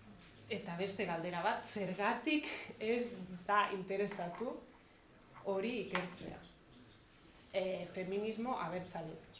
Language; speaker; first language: Basque; non-native, fluent; Catalan